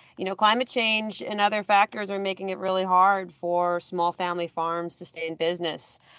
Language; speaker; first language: English; native; English